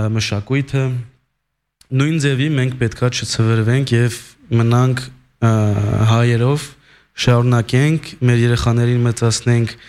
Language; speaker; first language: Armenian; early bilingual, heritage; Armenian